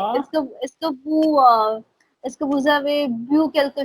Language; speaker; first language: French; non-native, fluent; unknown